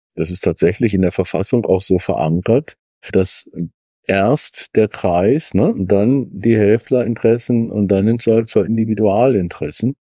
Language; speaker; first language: German; native; German